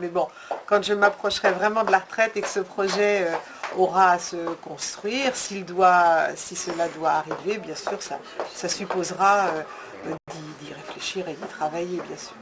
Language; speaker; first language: French; native; French